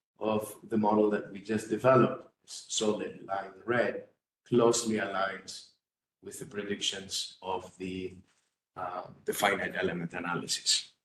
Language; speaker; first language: English; non-native, fluent; Greek